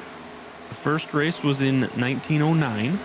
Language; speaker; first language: English; native; English